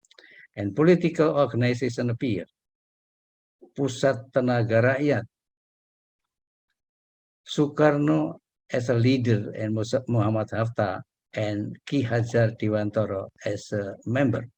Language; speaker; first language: English; non-native, learner; Indonesian